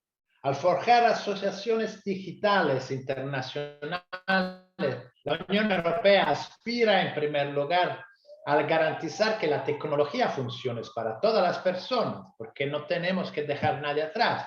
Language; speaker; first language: Spanish; non-native, fluent; Italian